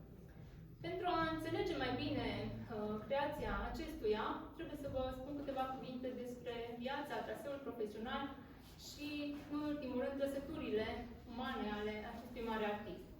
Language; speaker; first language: Romanian; native; Romanian